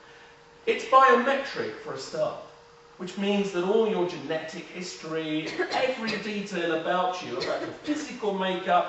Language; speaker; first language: English; native; English